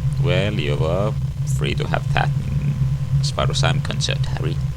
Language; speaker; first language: English; native; English